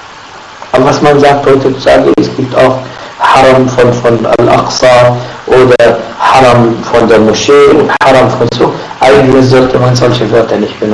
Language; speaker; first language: German; non-native, fluent; Arabic